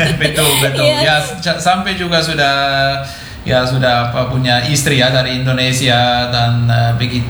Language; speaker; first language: Indonesian; non-native, fluent; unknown